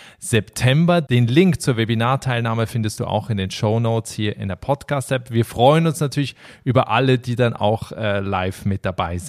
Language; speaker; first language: German; native; German